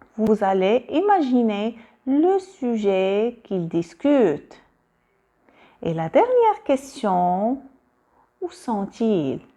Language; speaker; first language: French; non-native, local second language; Arabic